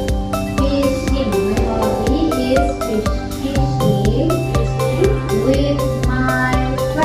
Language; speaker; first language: English; non-native, learner; Indonesian